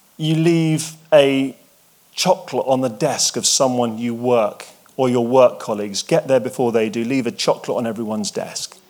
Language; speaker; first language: English; native; English